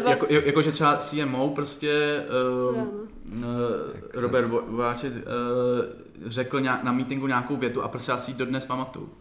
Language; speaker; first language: Czech; native; Czech